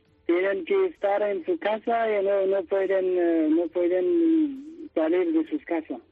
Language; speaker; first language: Spanish; non-native, fluent; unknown